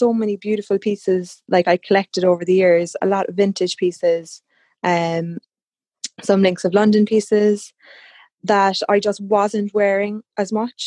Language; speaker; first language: English; native; English